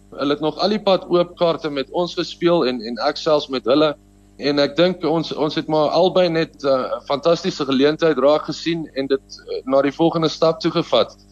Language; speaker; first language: Afrikaans; native; Afrikaans